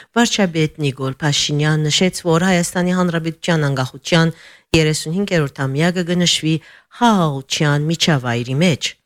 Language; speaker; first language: Armenian; early bilingual, heritage; Armenian